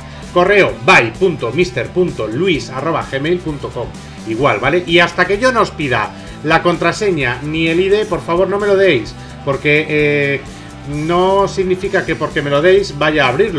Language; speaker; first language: Spanish; native; Spanish